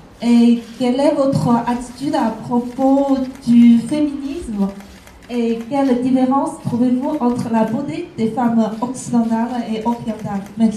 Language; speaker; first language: French; non-native, fluent; Chinese